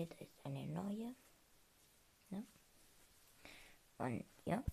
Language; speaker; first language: German; non-native, learner; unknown